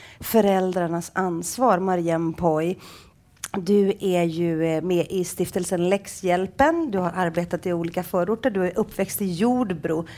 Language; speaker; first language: Swedish; early bilingual, other home language; Greek